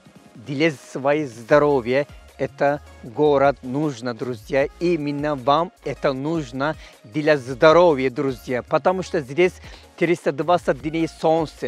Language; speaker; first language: Russian; non-native, learner; Turkish